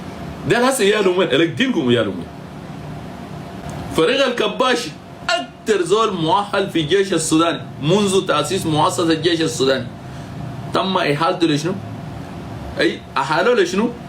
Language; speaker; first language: Arabic; native; Arabic